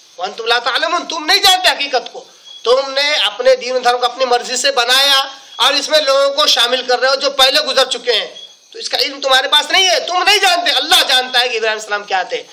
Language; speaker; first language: Urdu; native; Urdu